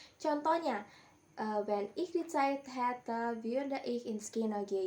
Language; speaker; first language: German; non-native, learner; Indonesian